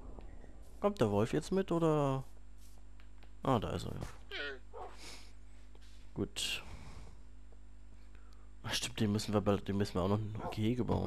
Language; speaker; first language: German; native; German